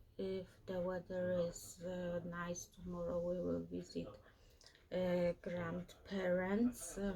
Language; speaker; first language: English; non-native, learner; Polish